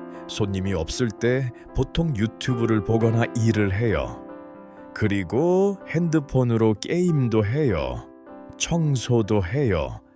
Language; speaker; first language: Korean; non-native, fluent; Uzbek